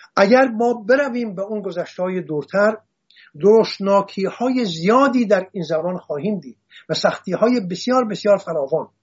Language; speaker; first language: Persian; non-native, local second language; Assyrian Neo-Aramaic